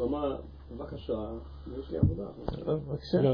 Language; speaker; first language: Hebrew; non-native, learner; English